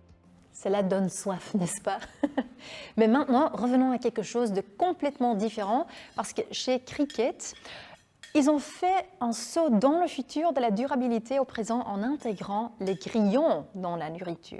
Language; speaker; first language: French; non-native, local second language; Dutch